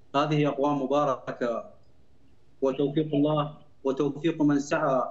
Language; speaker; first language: Arabic; native; Arabic